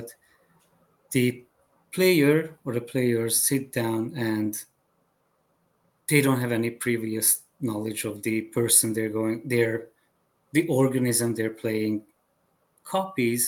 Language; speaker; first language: English; non-native, fluent; Hungarian